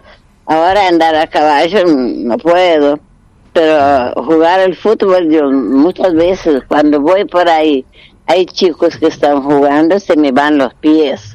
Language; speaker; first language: Spanish; non-native, fluent; Portuguese